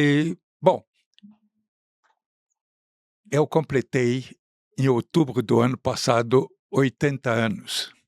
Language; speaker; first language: Portuguese; non-native, fluent; Arabic